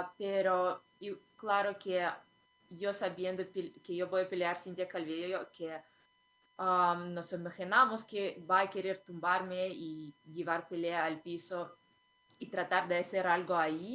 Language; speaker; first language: Spanish; non-native, fluent; Russian